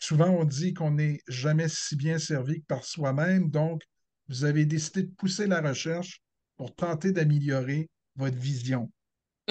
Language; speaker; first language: French; native; French